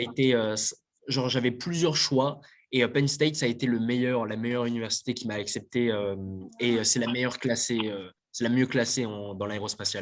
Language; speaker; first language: French; native; French